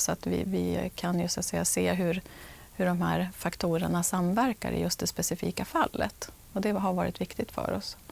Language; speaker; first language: Swedish; native; Swedish